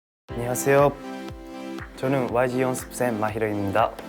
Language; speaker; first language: Korean; non-native, learner; Japanese